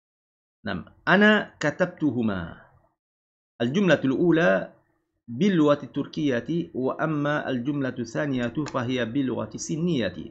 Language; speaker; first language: Arabic; non-native, fluent; Malay